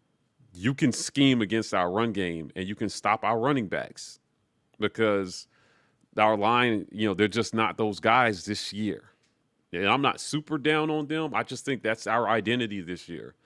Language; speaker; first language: English; native; English